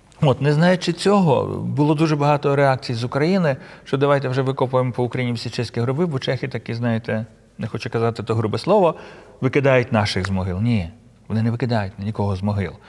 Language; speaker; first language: Ukrainian; native; Ukrainian